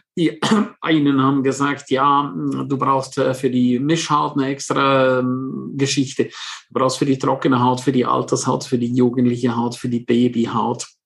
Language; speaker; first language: German; non-native, local second language; Romansh